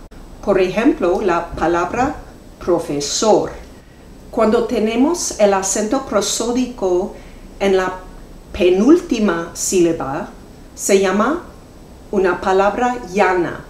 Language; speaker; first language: Spanish; non-native, fluent; English